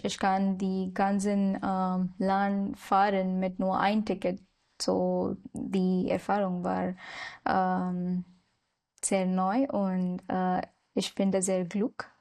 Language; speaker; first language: German; non-native, learner; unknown